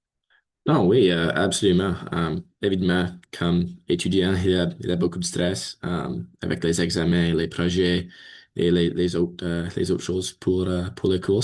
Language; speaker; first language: French; non-native, learner; English